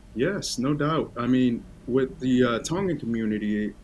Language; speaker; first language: English; early bilingual, other home language; Tongan